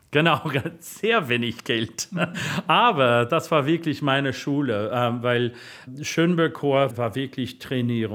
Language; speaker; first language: German; non-native, fluent; English